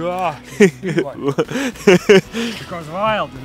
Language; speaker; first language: English; non-native, learner; Latvian